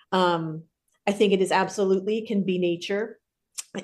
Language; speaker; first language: English; native; English